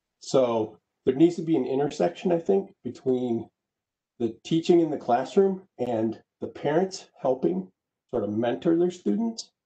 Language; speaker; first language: English; native; English